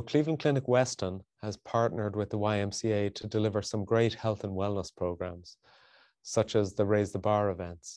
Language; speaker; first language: English; native; English